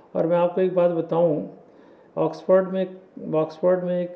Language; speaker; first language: Hindi; native; Hindi